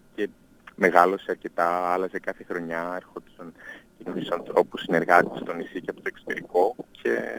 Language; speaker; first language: Greek; non-native, fluent; English